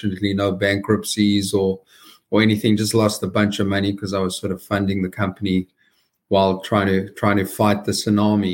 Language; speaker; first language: English; native; English